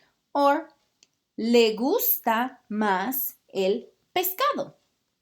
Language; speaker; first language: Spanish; early bilingual, heritage; Spanish